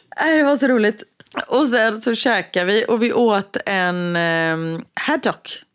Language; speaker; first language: Swedish; native; Swedish